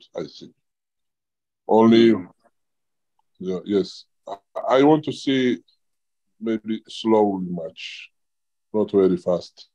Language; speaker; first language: English; non-native, learner; Georgian